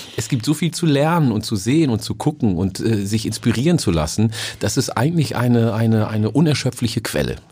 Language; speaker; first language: German; early bilingual, other home language; Oromo